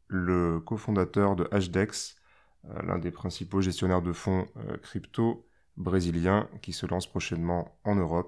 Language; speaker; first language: French; native; French